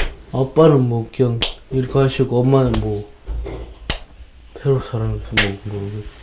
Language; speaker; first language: Korean; early bilingual, other home language; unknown